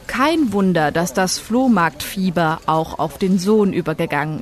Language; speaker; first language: German; native; German